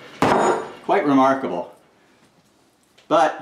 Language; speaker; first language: English; native; English